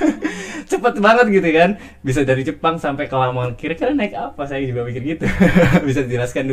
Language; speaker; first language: Indonesian; native; Indonesian